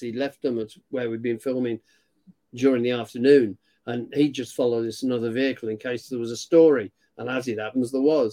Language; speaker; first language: English; native; English